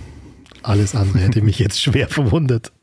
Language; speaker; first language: German; native; German